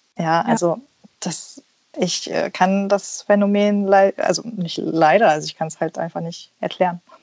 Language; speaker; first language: German; early bilingual, other home language; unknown